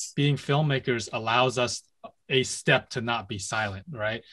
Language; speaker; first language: English; native; English